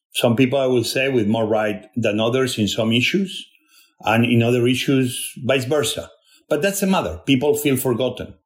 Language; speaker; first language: English; non-native, fluent; Spanish